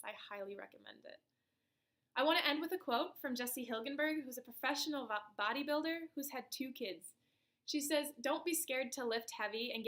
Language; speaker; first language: English; native; English